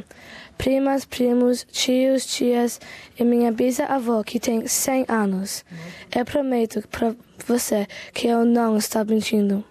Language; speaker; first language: Portuguese; early bilingual, heritage; Portuguese